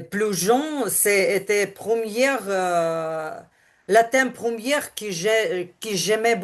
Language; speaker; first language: French; non-native, learner; Ukrainian